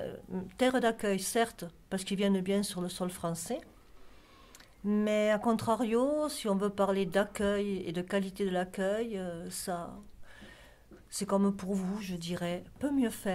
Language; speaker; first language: French; native; French